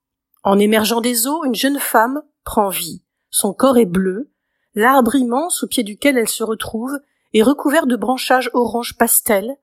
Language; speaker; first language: French; native; French